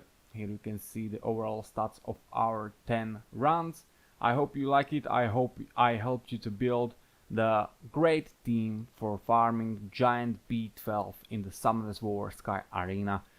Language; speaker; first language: English; non-native, fluent; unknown